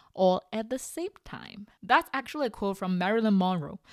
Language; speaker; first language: English; non-native, fluent; Chinese